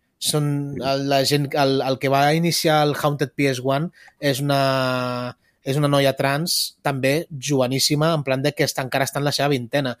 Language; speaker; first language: Catalan; early bilingual, other home language; Spanish